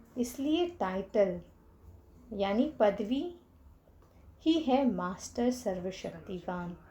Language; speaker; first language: Hindi; non-native, local second language; Marathi